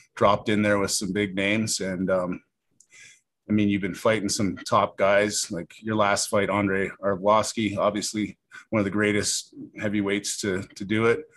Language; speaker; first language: English; native; English